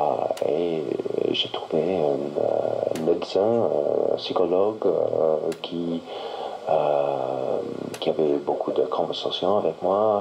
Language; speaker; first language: French; non-native, learner; English